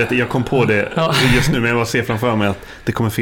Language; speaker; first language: Swedish; native; Swedish